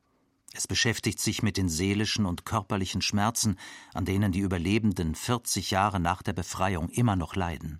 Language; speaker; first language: German; native; German